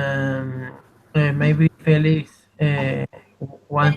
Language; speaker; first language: English; non-native, learner; Spanish